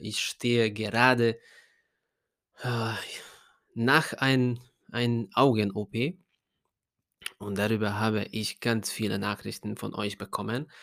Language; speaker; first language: German; non-native, fluent; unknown